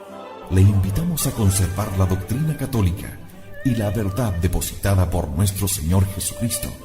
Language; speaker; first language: Spanish; native; Spanish